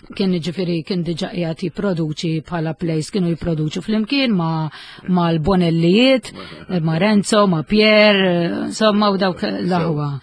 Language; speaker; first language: Maltese; native; Maltese